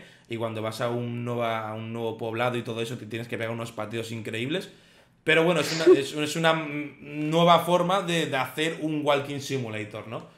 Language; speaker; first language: Spanish; native; Spanish